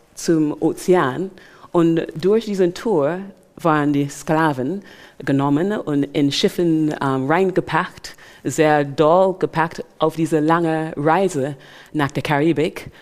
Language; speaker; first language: German; non-native, fluent; English